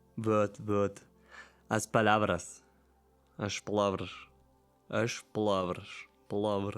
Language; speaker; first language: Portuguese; non-native, learner; German